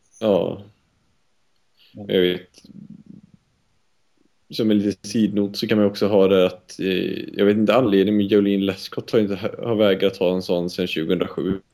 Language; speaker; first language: Swedish; native; Swedish